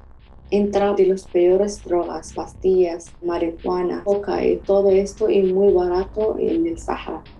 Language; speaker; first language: Spanish; non-native, fluent; Arabic